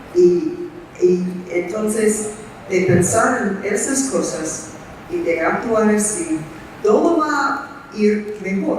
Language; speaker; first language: Spanish; non-native, fluent; English